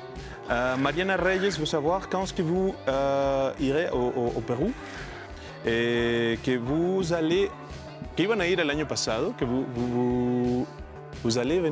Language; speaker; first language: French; non-native, learner; Spanish